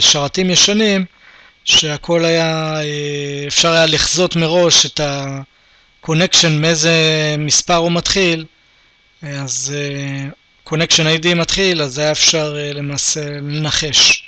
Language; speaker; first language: Hebrew; native; Hebrew